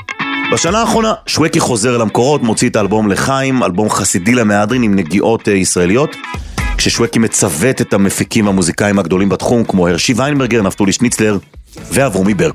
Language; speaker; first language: Hebrew; native; Hebrew